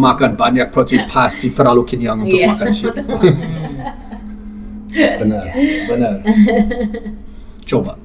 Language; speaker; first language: Indonesian; non-native, fluent; English